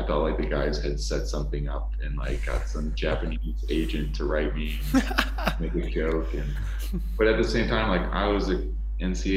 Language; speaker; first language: English; native; English